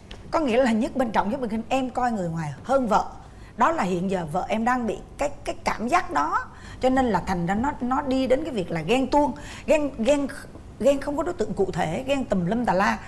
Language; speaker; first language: Vietnamese; native; Vietnamese